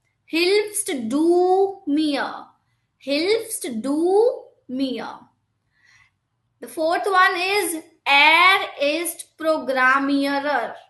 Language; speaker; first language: German; non-native, fluent; Hindi